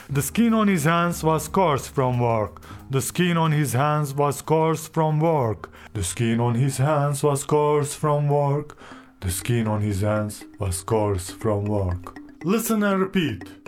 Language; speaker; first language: English; non-native, fluent; Turkish